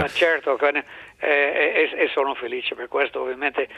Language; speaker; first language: Italian; non-native, fluent; English